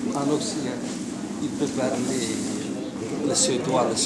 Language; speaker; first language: French; non-native, fluent; Somali